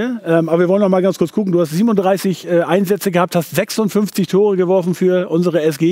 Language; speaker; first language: German; native; German